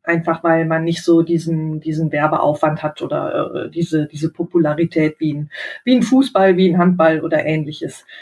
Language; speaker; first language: German; native; German